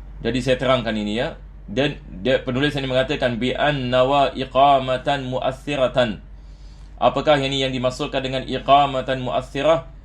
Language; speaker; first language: Malay; native; Malay